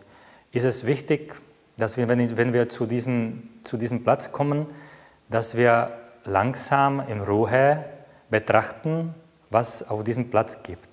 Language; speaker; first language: German; non-native, fluent; Czech